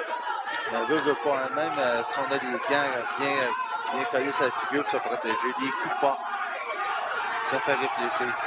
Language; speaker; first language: French; native; French